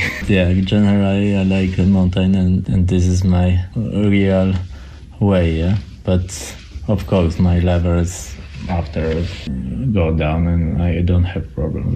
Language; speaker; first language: English; non-native, learner; Polish